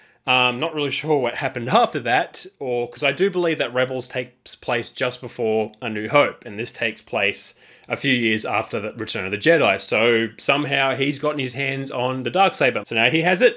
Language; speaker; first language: English; native; English